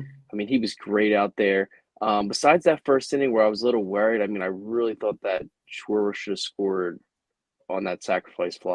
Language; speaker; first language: English; native; English